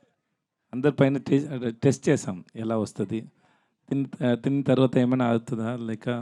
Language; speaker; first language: Telugu; non-native, learner; Tamil